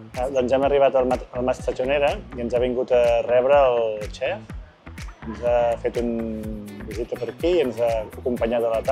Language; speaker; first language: Catalan; native; Catalan